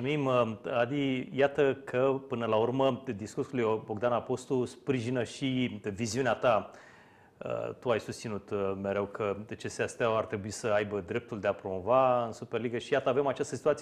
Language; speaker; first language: Romanian; native; Romanian